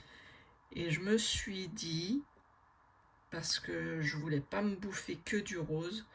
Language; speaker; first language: French; native; French